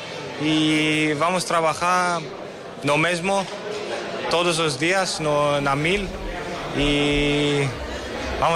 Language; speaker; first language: Spanish; non-native, learner; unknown